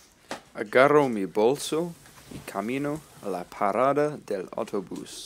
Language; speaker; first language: Spanish; non-native, learner; English